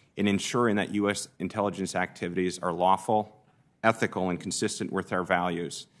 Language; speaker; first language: English; native; English